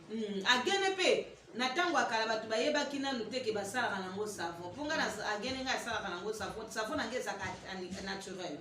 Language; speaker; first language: Lingala; native; Lingala